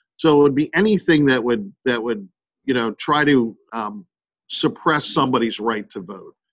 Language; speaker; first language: English; native; English